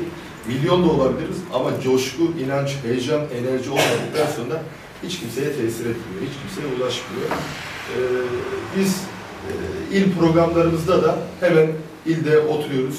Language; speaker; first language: Turkish; native; Turkish